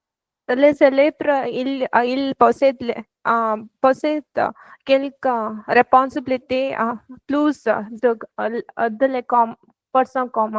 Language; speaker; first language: French; non-native, learner; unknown